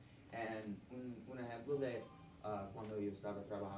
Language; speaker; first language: Spanish; non-native, learner; English